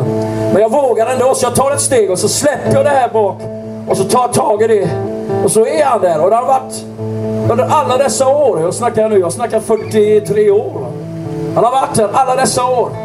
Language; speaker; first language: Swedish; native; Swedish